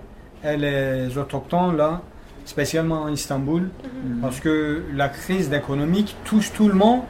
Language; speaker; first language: French; non-native, fluent; Kurdish